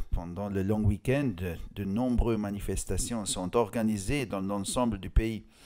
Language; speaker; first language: French; non-native, fluent; Hungarian